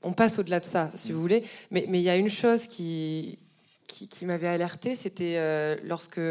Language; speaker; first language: French; native; French